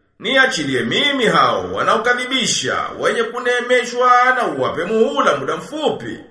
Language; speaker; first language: Swahili; native; Swahili